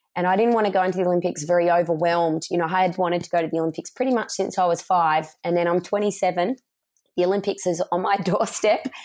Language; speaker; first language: English; native; English